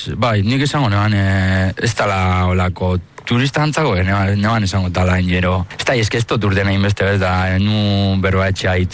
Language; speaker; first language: Basque; early bilingual, other home language; Spanish